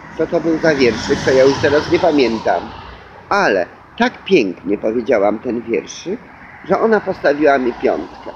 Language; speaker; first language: Polish; native; Polish